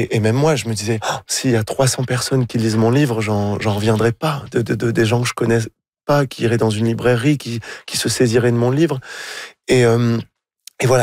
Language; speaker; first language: French; native; French